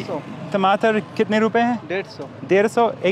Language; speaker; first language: Hindi; non-native, learner; English